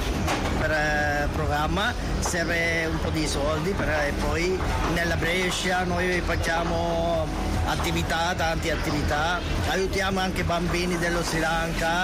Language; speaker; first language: Italian; non-native, learner; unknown